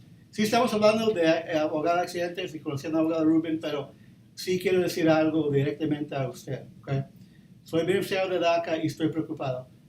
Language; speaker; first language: Spanish; early bilingual, heritage; Spanish